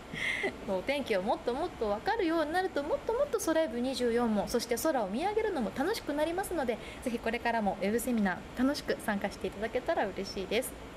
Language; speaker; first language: Japanese; native; Japanese